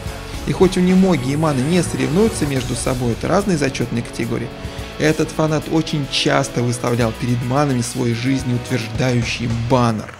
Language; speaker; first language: Russian; native; Russian